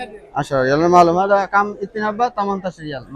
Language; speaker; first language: Arabic; non-native, learner; Bangla